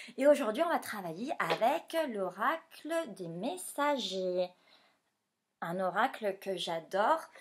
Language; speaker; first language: French; native; French